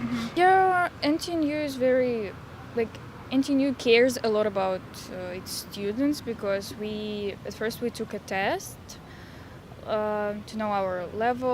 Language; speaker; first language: English; non-native, fluent; Russian